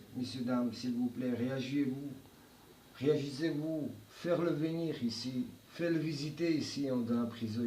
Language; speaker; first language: French; non-native, learner; Georgian